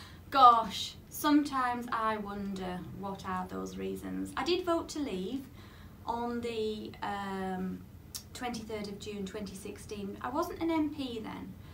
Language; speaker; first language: English; native; English